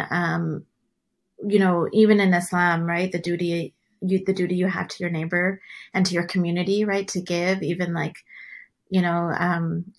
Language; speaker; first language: English; native; English